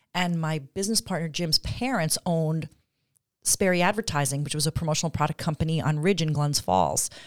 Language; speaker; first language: English; native; English